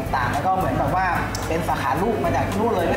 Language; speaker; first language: Thai; native; Thai